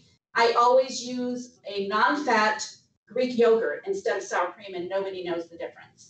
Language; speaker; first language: English; native; English